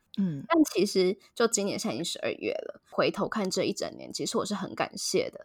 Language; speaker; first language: Chinese; native; Chinese